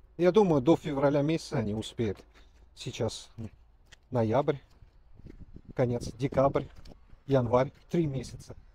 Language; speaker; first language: Russian; non-native, local second language; Kazakh